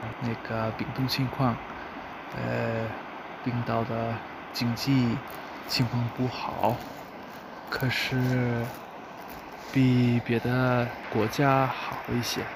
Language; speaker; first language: Chinese; non-native, fluent; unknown